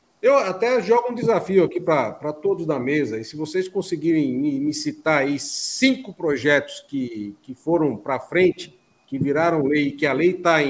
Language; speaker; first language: Portuguese; native; Portuguese